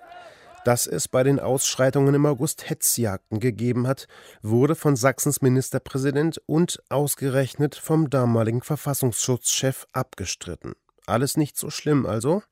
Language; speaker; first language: German; native; German